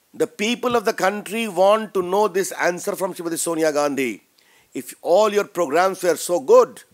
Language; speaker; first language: Hindi; native; Hindi